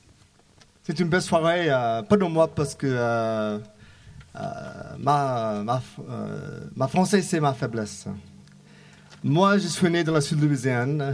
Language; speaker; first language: French; non-native, learner; English